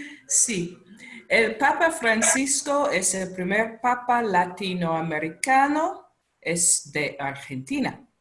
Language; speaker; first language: Spanish; non-native, learner; English